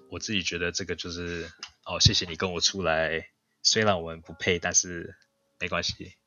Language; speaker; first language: Chinese; early bilingual, heritage; Chinese